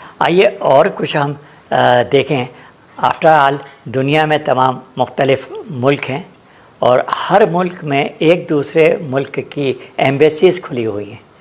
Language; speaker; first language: Urdu; native; Urdu